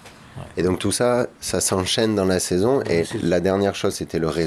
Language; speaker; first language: French; native; French